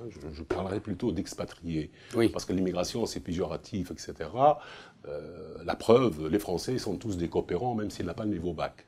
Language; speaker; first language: French; non-native, local second language; Arabic